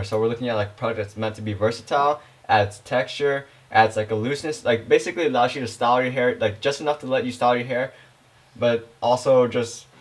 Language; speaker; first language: English; native; English